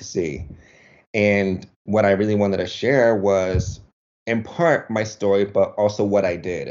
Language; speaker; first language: English; early bilingual, other home language; Spanish